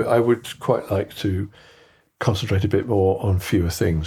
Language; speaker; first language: English; native; English